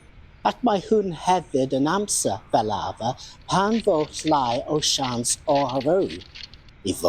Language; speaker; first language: Welsh; non-native, learner; English